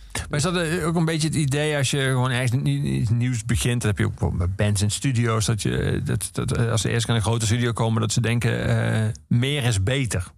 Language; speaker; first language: Dutch; native; Dutch